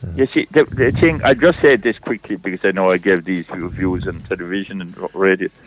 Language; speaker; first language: English; native; English